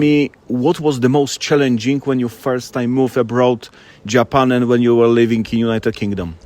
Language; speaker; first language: English; non-native, fluent; Polish